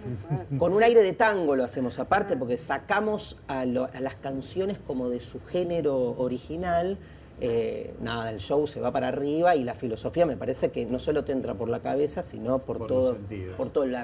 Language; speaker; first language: Spanish; native; Spanish